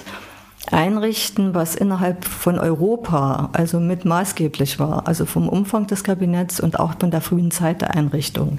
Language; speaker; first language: German; native; German